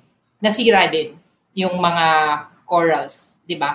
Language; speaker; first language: English; non-native, local second language; Cebuano